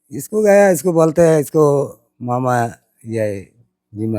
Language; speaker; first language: Hindi; non-native, learner; Bangla